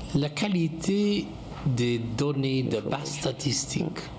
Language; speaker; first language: French; non-native, fluent; English